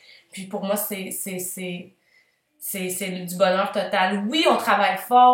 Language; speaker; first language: French; native; French